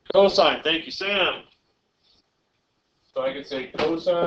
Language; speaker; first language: English; native; English